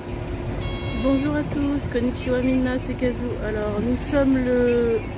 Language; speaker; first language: French; native; French